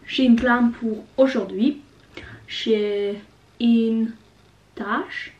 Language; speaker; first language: French; non-native, learner; Norwegian